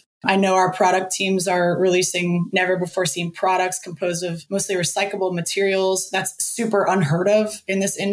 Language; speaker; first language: English; native; English